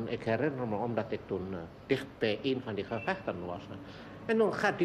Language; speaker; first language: Dutch; non-native, local second language; Indonesian